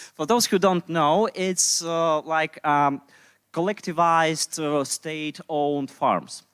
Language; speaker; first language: English; non-native, fluent; Russian